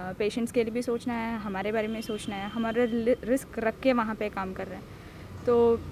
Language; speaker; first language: Hindi; non-native, local second language; Telugu